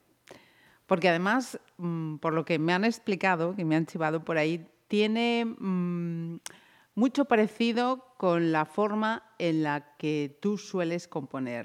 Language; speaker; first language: Spanish; native; Spanish